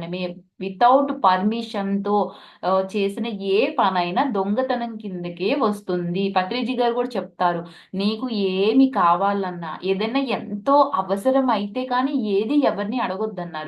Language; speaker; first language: Telugu; native; Telugu